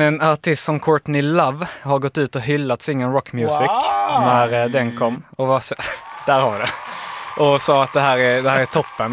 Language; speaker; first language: Swedish; native; Swedish